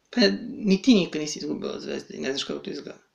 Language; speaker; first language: Serbian; native; Serbian